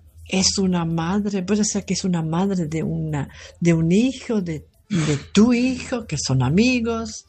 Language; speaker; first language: Spanish; non-native, fluent; German